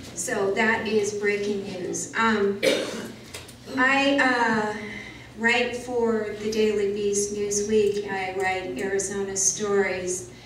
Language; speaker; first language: English; native; English